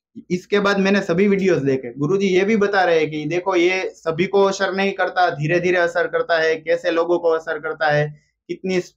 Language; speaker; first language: Hindi; non-native, local second language; Gujarati